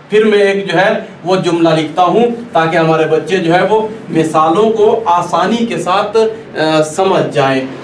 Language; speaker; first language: Urdu; native; Urdu